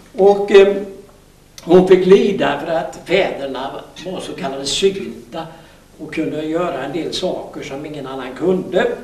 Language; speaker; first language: Swedish; native; Swedish